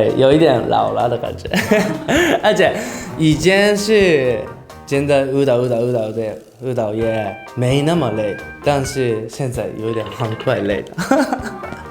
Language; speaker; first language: Chinese; non-native, learner; Japanese